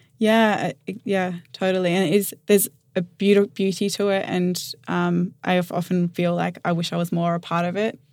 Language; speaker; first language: English; native; English